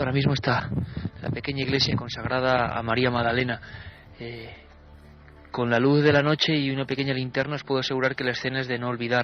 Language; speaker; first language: Spanish; native; Spanish